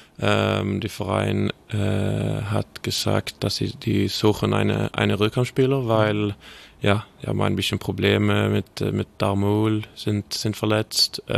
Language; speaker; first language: German; non-native, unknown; Swedish